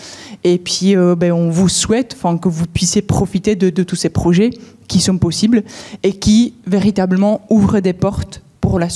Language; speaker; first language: French; native; French